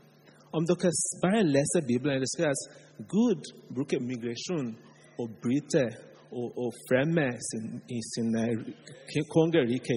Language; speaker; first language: Norwegian; non-native, fluent; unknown